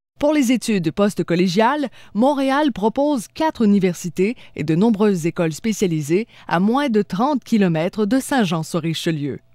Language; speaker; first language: French; native; French